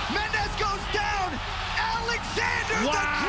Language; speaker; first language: English; native; English